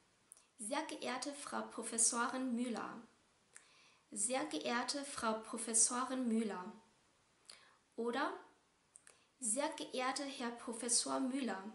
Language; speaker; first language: German; non-native, fluent; Vietnamese